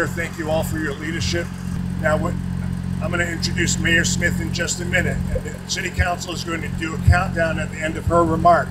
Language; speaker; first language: English; native; English